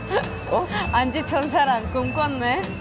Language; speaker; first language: Korean; non-native, learner; Spanish